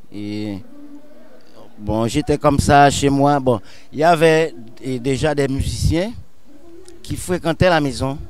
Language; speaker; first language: French; non-native, local second language; Haitian Creole